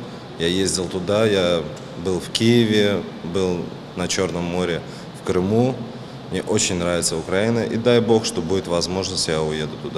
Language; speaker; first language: Ukrainian; early bilingual, heritage; Ukrainian